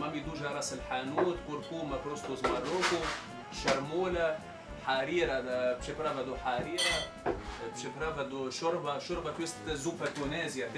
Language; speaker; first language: Polish; non-native, learner; Arabic